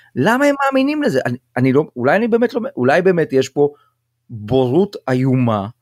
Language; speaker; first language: Hebrew; native; Hebrew